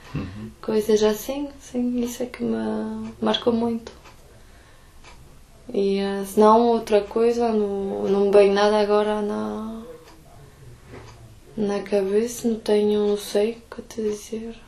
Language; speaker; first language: Portuguese; early bilingual, heritage; Portuguese